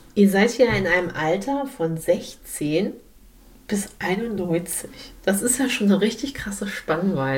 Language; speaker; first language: German; native; German